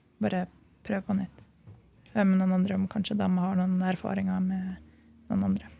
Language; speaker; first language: Norwegian; early bilingual, other home language; Lithuanian